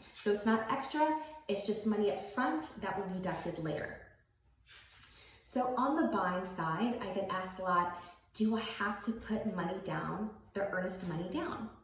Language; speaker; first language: English; native; English